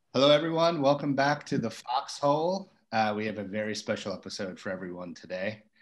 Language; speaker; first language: English; native; English